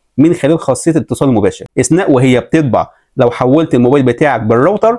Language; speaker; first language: Arabic; native; Arabic